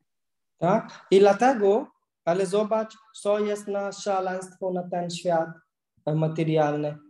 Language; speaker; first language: Polish; non-native, learner; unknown